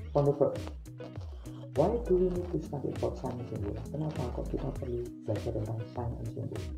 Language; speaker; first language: English; non-native, fluent; Indonesian